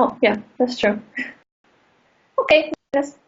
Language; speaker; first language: English; non-native, fluent; Russian